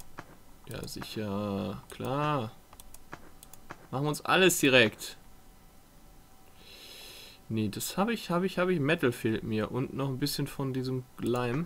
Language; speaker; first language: German; native; German